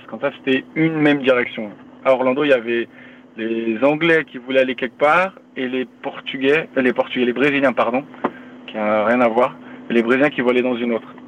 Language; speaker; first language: French; native; French